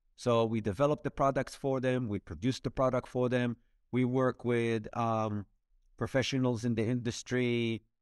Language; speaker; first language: English; non-native, fluent; Hebrew